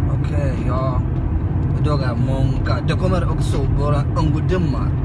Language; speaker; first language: Swedish; non-native, learner; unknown